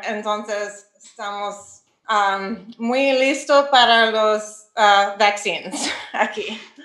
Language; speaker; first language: Spanish; non-native, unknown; English